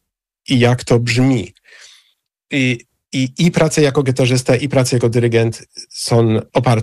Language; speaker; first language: Polish; non-native, fluent; English